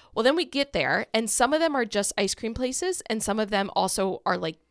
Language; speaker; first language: English; native; English